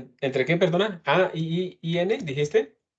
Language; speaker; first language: Spanish; native; Spanish